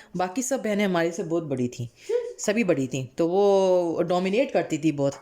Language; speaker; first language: Urdu; non-native, local second language; Punjabi